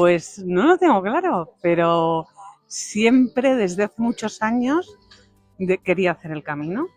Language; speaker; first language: Spanish; native; Spanish